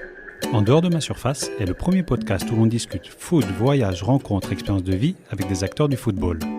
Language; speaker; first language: French; native; French